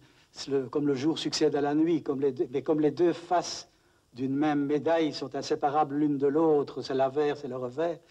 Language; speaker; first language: French; native; French